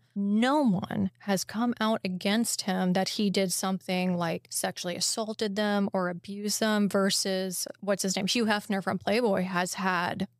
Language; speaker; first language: English; native; English